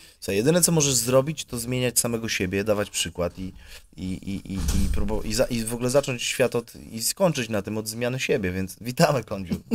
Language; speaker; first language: Polish; native; Polish